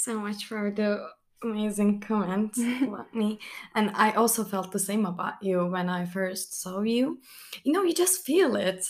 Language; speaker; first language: English; non-native, fluent; Turkish